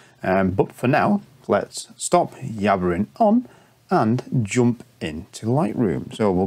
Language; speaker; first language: English; native; English